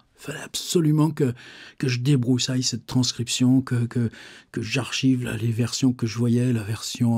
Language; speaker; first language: French; native; French